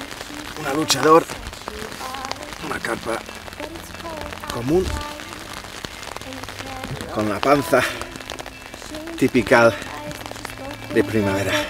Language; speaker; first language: Spanish; non-native, fluent; English